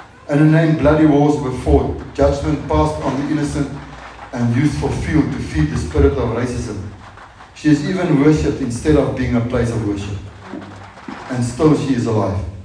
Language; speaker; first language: English; non-native, local second language; Afrikaans